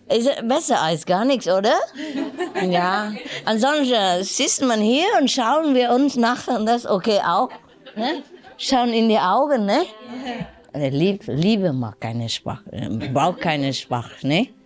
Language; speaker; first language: German; non-native, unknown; Vietnamese